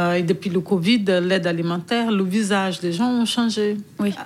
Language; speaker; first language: French; non-native, fluent; Portuguese